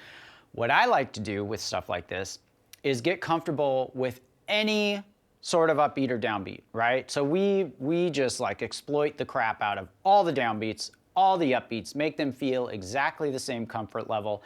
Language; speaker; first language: English; native; English